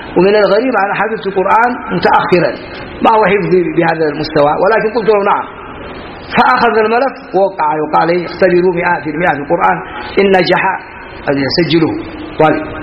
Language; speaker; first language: Arabic; non-native, fluent; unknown